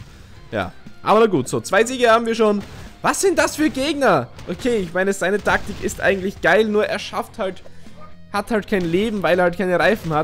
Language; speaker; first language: German; native; German